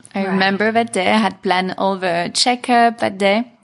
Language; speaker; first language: English; non-native, fluent; French